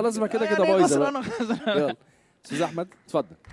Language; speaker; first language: Arabic; native; Arabic